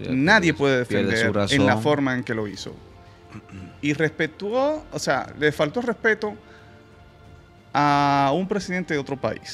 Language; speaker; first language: Spanish; native; Spanish